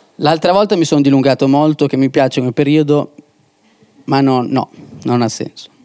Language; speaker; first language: Italian; native; Italian